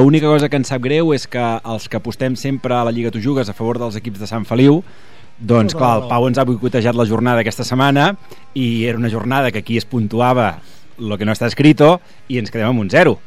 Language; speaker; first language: Catalan; native; Catalan